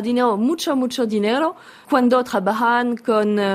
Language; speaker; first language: Spanish; non-native, learner; French